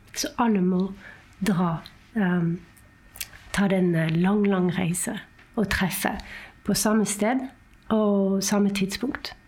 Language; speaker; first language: Norwegian; non-native, fluent; French